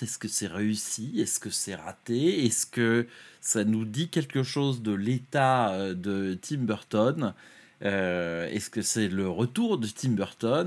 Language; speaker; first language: French; native; French